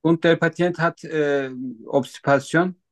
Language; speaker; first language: German; non-native, learner; Turkish